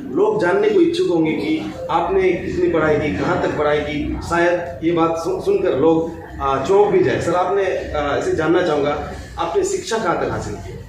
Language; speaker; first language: Hindi; non-native, local second language; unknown